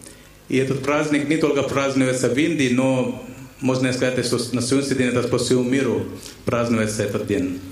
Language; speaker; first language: Russian; non-native, fluent; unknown